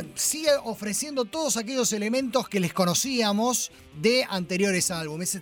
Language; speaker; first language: Spanish; native; Spanish